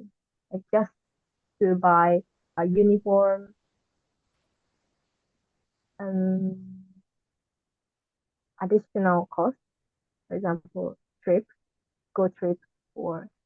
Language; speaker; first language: English; non-native, learner; Japanese